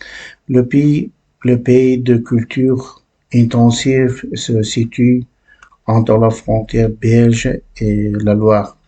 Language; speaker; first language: French; non-native, learner; Uzbek